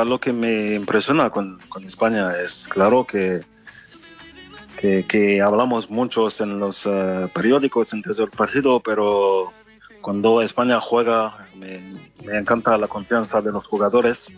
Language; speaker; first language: Spanish; non-native, fluent; French